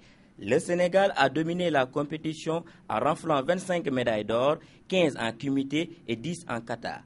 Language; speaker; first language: French; non-native, local second language; Wolof